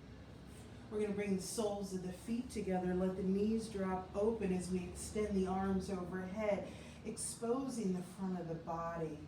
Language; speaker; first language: English; native; English